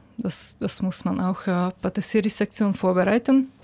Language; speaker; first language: German; non-native, learner; Hungarian